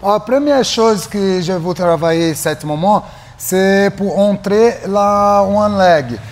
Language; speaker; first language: French; non-native, learner; Portuguese